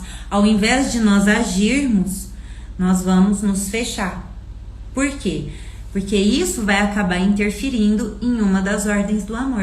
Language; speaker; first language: Portuguese; native; Portuguese